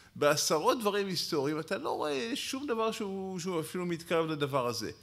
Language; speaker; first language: Hebrew; native; Hebrew